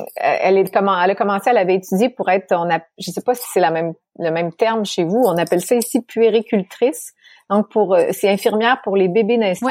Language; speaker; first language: French; native; French